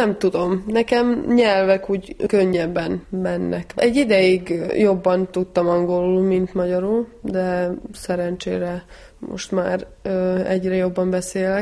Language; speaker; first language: Hungarian; early bilingual, heritage; Hungarian